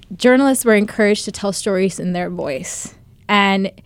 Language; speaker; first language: English; early bilingual, other home language; Bangla